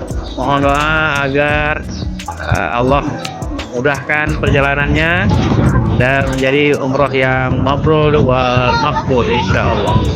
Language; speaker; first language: Indonesian; non-native, local second language; Achinese